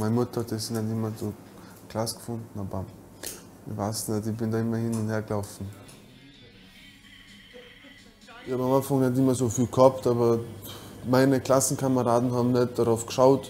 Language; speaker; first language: German; early bilingual, other home language; Bosnian